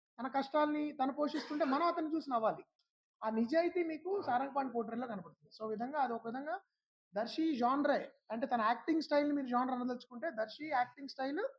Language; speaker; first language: Telugu; native; Telugu